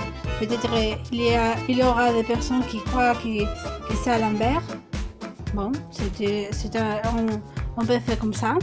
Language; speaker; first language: French; non-native, fluent; Spanish